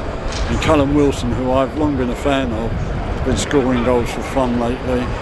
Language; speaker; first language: English; native; English